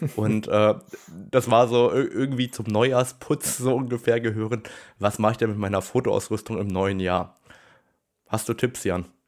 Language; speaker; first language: German; native; German